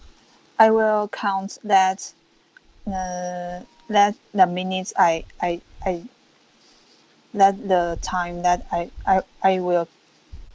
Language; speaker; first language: English; non-native, learner; Chinese